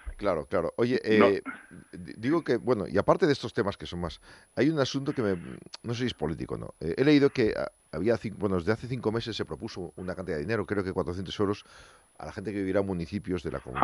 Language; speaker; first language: Spanish; native; Spanish